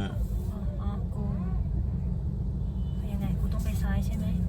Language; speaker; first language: Thai; non-native, fluent; Korean